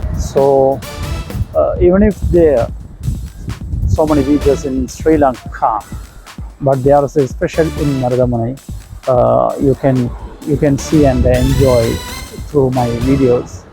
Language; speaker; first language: English; non-native, local second language; Tamil